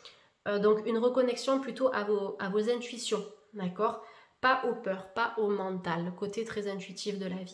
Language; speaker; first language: French; native; French